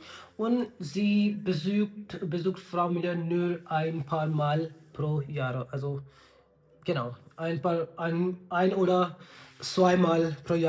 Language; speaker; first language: German; non-native, learner; Hindi